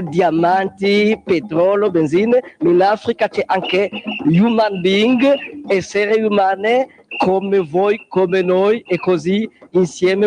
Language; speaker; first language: Italian; non-native, learner; Kongo